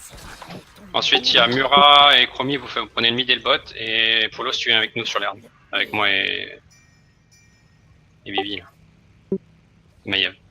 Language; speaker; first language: French; native; French